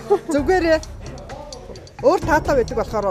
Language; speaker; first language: Mongolian; native; Mongolian